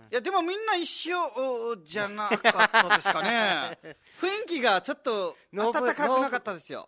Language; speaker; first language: Japanese; non-native, fluent; Nepali